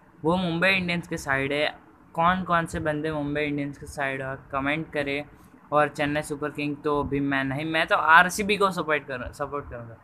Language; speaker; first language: Hindi; native; Hindi